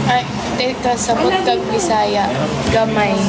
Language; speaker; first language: Cebuano; non-native, local second language; Filipino